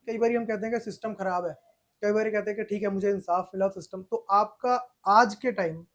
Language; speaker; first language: Hindi; non-native, local second language; Punjabi